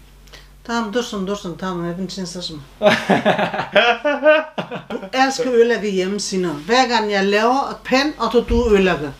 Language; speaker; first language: Danish; non-native, learner; Turkish